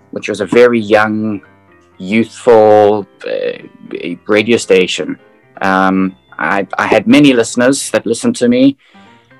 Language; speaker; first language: English; native; English